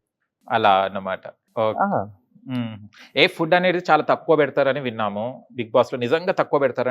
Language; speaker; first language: Telugu; native; Telugu